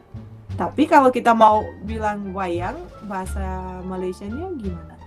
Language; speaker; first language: Indonesian; non-native, fluent; Russian